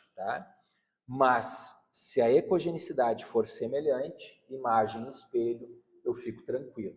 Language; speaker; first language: Portuguese; native; Portuguese